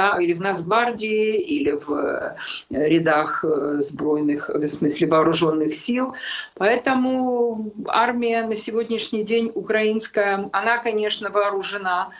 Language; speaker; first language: Russian; non-native, local second language; Ukrainian